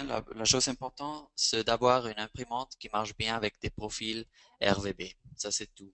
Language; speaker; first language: French; non-native, fluent; Spanish